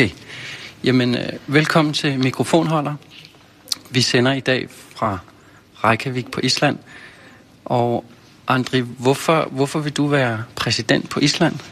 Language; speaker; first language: Danish; native; Danish